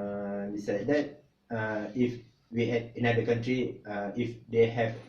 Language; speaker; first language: English; non-native, local second language; Malay